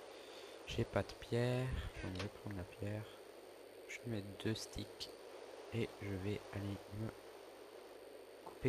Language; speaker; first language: French; native; French